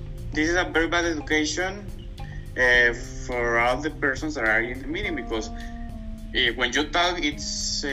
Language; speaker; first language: English; non-native, learner; Spanish